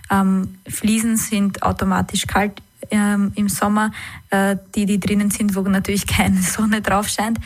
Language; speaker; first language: German; native; German